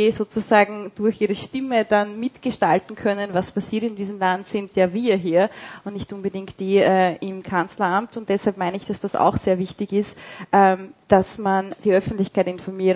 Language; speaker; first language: German; native; German